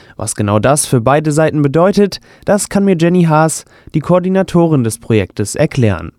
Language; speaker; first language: German; native; German